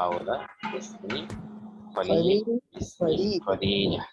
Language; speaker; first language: Arabic; non-native, learner; Bangla